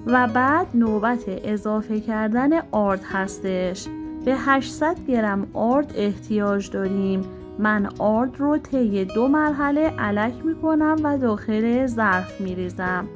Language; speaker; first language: Persian; native; Persian